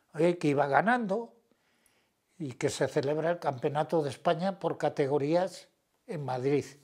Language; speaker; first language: Spanish; native; Spanish